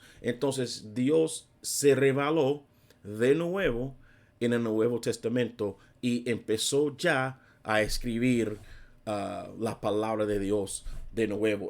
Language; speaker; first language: Spanish; non-native, fluent; English